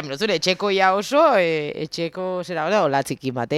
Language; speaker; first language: Basque; native; Basque